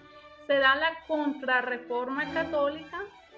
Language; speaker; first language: Spanish; native; Spanish